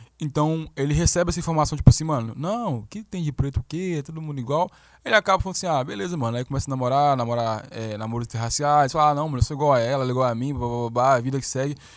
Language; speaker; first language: Portuguese; native; Portuguese